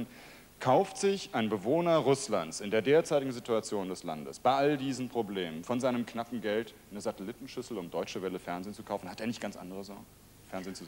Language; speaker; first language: German; native; German